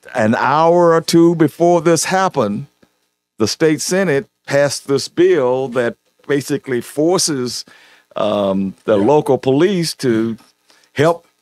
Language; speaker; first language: English; native; English